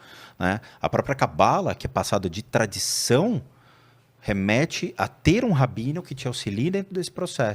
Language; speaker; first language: Portuguese; native; Portuguese